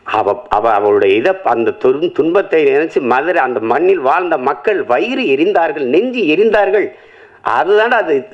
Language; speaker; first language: Tamil; native; Tamil